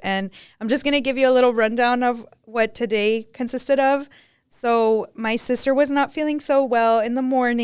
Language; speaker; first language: English; early bilingual, other home language; Spanish